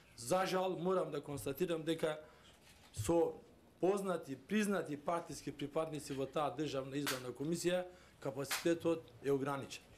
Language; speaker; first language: Macedonian; non-native, local second language; Turkish